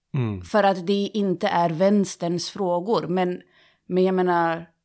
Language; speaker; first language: Swedish; native; Swedish